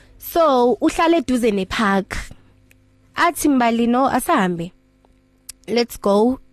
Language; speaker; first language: Zulu; native; Zulu